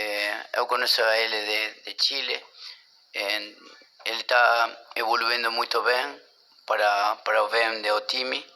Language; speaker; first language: Portuguese; non-native, learner; Spanish